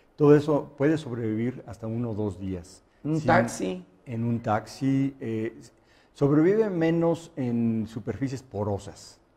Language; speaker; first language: Spanish; native; Spanish